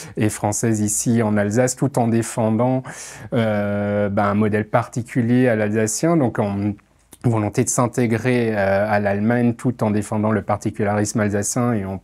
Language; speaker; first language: French; native; French